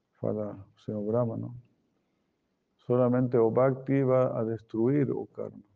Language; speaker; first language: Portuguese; non-native, fluent; Spanish